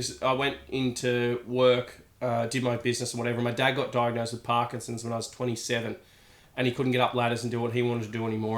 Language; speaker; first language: English; native; English